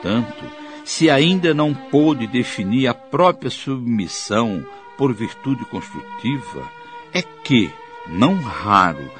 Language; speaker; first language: Portuguese; native; Portuguese